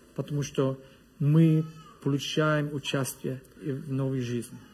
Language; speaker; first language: Russian; non-native, learner; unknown